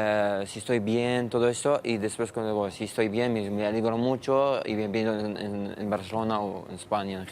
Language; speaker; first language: Spanish; non-native, learner; Arabic